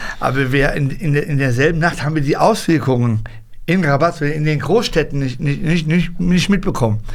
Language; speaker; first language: German; early bilingual, other home language; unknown